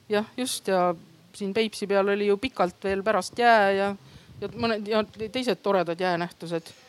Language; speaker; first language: Estonian; native; Estonian